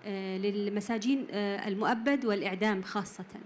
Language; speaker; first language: Arabic; native; Arabic